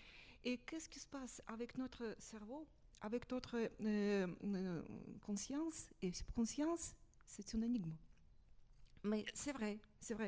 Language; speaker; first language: French; non-native, fluent; Russian